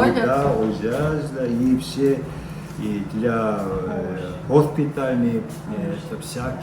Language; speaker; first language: Russian; non-native, learner; Korean